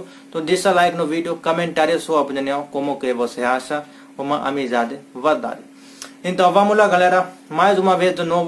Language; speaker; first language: Portuguese; non-native, learner; Hindi